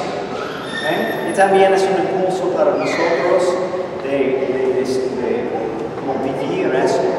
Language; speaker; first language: Spanish; non-native, fluent; English